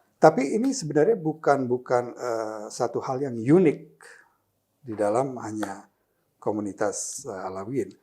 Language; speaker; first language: Indonesian; native; Indonesian